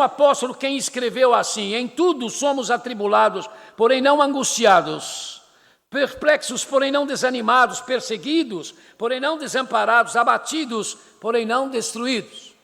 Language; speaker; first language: Portuguese; native; Portuguese